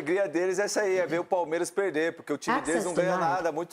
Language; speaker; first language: Portuguese; native; Portuguese